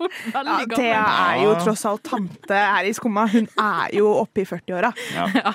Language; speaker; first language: Norwegian; native; Norwegian